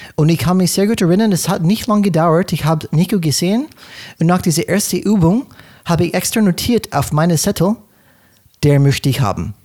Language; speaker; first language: German; non-native, fluent; English